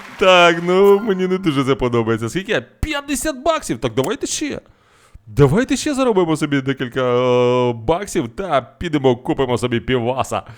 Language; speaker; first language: Ukrainian; native; Ukrainian